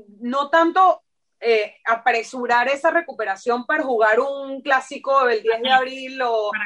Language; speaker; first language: Spanish; native; Spanish